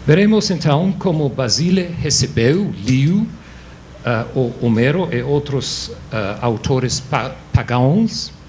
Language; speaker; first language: Portuguese; non-native, fluent; English